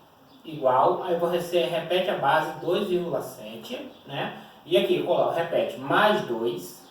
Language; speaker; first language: Portuguese; native; Portuguese